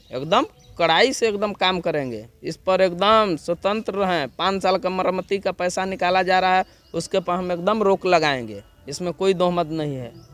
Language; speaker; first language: Hindi; non-native, local second language; Bhojpuri